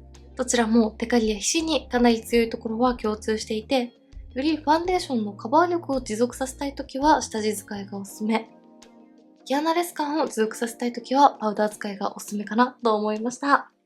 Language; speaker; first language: Japanese; native; Japanese